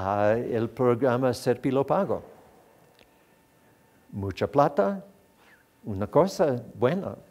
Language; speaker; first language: Spanish; non-native, fluent; English